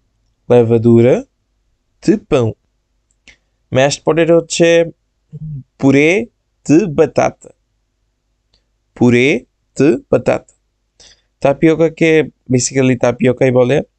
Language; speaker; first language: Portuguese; non-native, fluent; Bangla